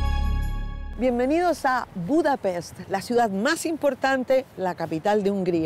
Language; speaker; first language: Spanish; native; Spanish